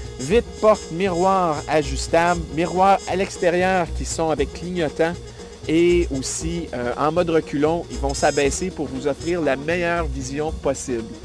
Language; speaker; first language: French; native; French